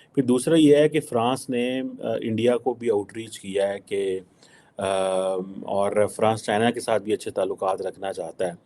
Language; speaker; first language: Urdu; native; Urdu